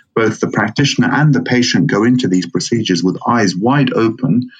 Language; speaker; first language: English; non-native, fluent; Arabic